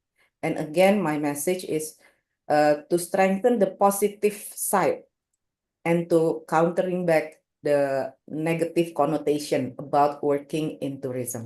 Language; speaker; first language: English; non-native, local second language; Indonesian